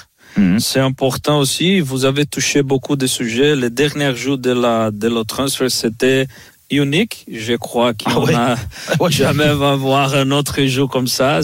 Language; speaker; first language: French; non-native, fluent; Portuguese